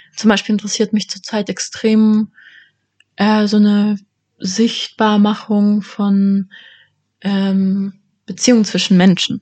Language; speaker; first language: German; native; German